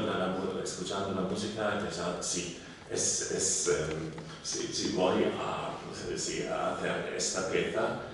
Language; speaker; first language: Spanish; non-native, learner; German